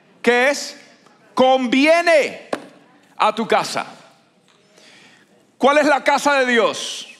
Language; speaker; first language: Spanish; native; Spanish